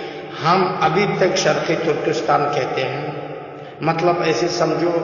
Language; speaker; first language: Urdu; non-native, learner; Uyghur